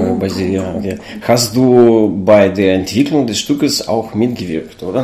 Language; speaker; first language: German; non-native, fluent; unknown